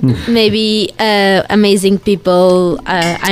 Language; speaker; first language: English; non-native, learner; Portuguese